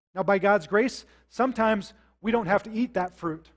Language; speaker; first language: English; native; English